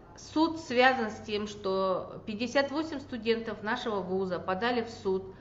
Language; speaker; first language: Russian; non-native, local second language; Kazakh